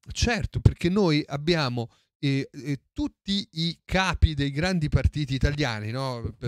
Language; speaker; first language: Italian; native; Italian